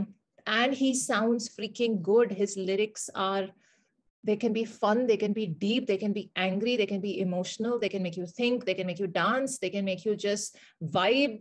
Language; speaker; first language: English; non-native, local second language; Hindi